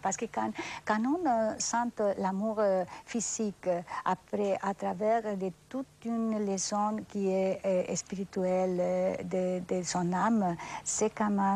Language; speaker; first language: French; non-native, fluent; Spanish